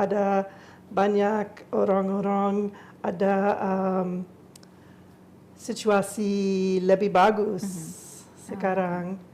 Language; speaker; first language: Indonesian; non-native, learner; English